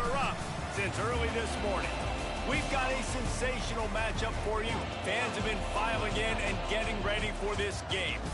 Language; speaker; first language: English; native; English